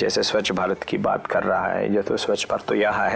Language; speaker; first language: Hindi; non-native, local second language; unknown